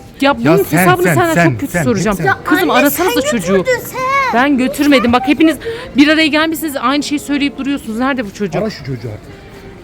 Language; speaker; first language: Turkish; native; Turkish